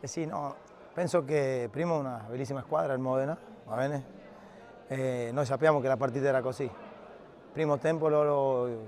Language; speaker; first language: Italian; non-native, fluent; Spanish